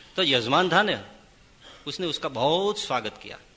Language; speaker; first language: Hindi; non-native, local second language; Gujarati